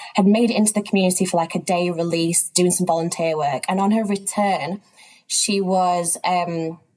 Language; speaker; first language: English; native; English